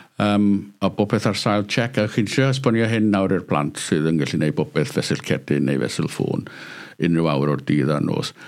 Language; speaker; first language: Welsh; native; Welsh